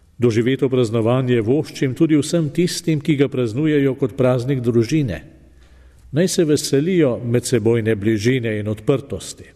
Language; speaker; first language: Slovenian; native; Slovenian